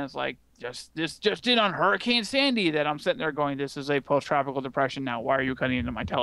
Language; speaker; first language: English; native; English